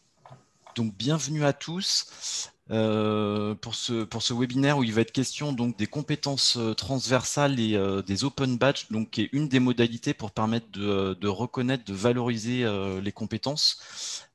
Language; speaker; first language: French; native; French